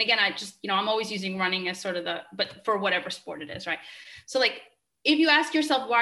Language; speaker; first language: English; native; English